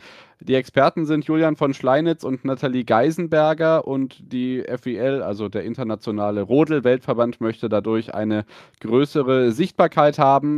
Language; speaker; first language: German; native; German